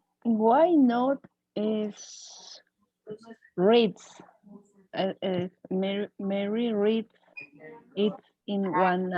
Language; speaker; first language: English; non-native, learner; Spanish